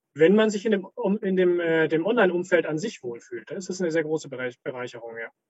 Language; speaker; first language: German; native; German